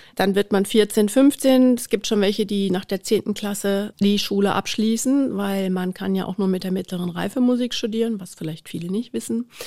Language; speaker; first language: German; native; German